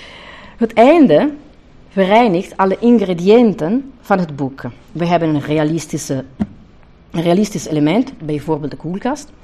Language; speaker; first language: Dutch; non-native, fluent; Italian